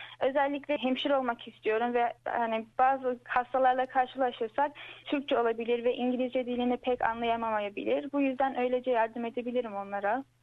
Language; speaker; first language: Turkish; early bilingual, heritage; Turkish